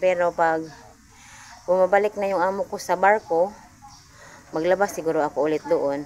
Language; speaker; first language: Filipino; non-native, local second language; Cebuano